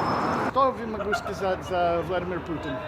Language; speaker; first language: Russian; non-native, learner; English